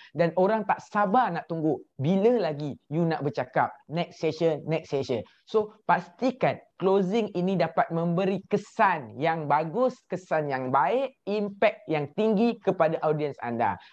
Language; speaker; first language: Malay; native; Malay